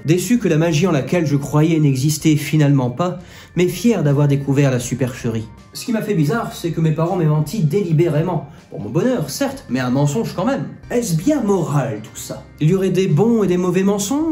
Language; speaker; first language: French; native; French